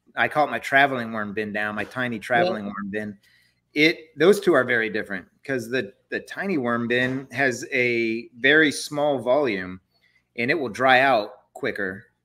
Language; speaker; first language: English; native; English